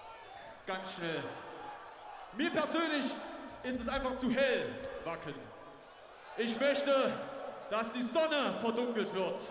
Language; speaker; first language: German; native; German